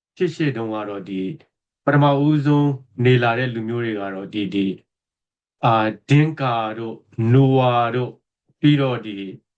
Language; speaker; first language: Burmese; native; Burmese